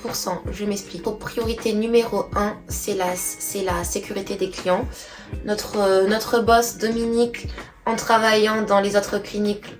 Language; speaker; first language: French; native; French